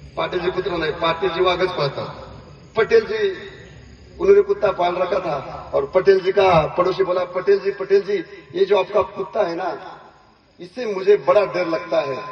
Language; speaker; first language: Hindi; non-native, local second language; Marathi